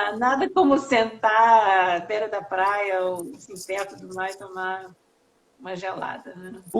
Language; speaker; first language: Portuguese; non-native, fluent; English